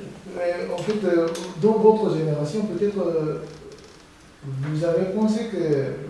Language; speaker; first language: French; non-native, learner; Korean